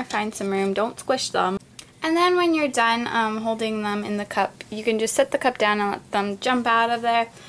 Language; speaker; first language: English; native; English